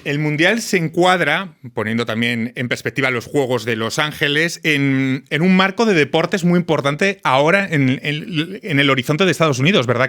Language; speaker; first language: Spanish; native; Spanish